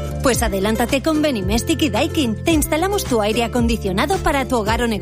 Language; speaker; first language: Spanish; native; Spanish